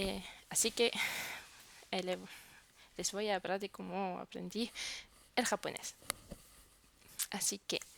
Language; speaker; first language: Spanish; non-native, fluent; French